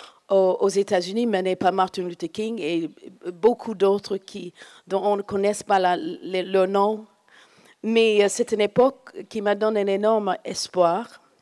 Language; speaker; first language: French; non-native, fluent; English